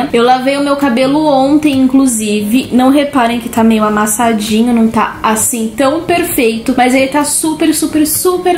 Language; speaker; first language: Portuguese; native; Portuguese